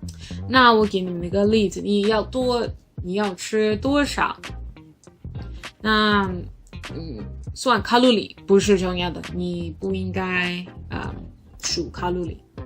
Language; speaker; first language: Chinese; non-native, learner; English